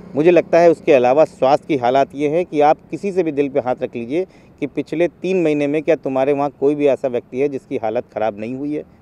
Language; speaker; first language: Hindi; native; Hindi